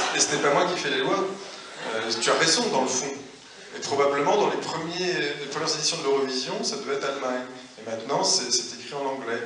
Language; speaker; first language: French; native; French